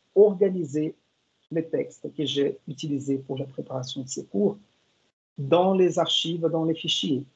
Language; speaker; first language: French; non-native, fluent; Portuguese